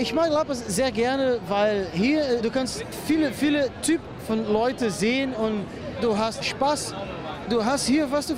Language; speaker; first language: German; non-native, learner; Portuguese